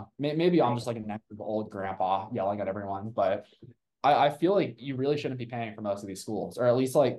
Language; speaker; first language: English; native; English